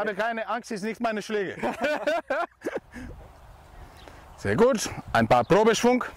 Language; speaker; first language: German; non-native, fluent; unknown